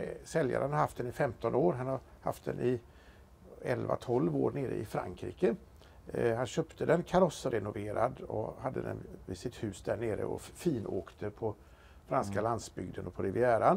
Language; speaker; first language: Swedish; native; Swedish